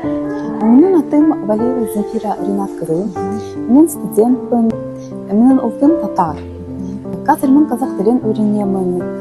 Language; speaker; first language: Kazakh; non-native, learner; Russian